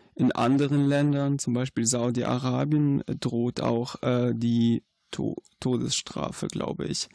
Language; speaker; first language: German; non-native, fluent; Arabic